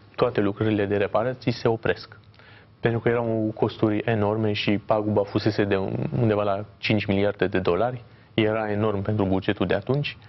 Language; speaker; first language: Romanian; native; Romanian